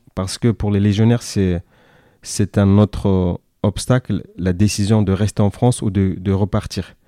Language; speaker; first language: French; non-native, fluent; Kyrgyz